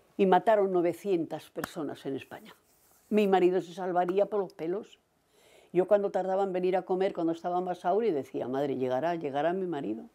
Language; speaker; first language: Spanish; native; Spanish